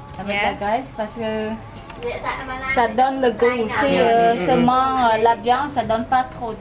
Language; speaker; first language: French; non-native, learner; Khmer